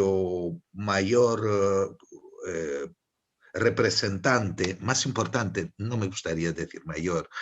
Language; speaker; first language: Spanish; non-native, fluent; Greek